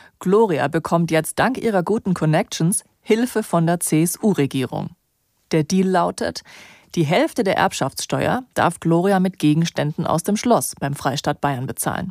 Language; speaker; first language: German; native; German